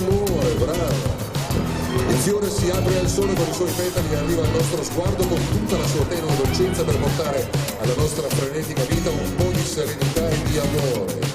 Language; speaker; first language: Italian; native; Italian